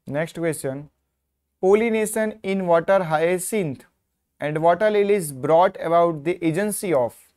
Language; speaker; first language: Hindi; non-native, local second language; Gujarati